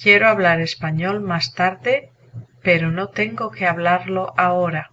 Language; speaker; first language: Spanish; non-native, learner; English